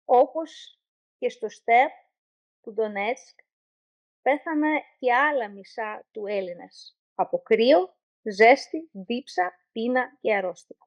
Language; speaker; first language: Greek; non-native, learner; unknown